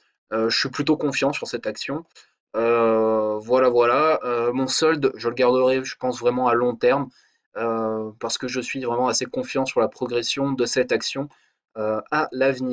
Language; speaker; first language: French; native; French